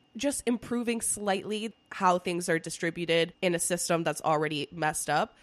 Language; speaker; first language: English; early bilingual, other home language; Spanish